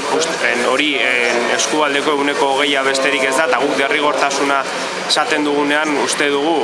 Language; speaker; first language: Basque; native; Basque